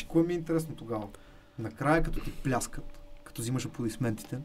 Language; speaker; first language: Bulgarian; native; Bulgarian